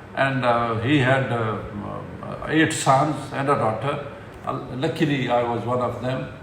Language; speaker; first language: English; non-native, local second language; Pashto